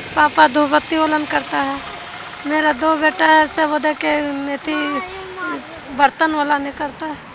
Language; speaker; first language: Hindi; native; Hindi